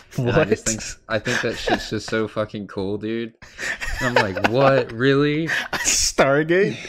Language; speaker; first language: English; native; English